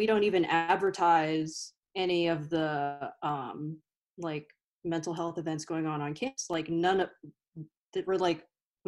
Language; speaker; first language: English; native; English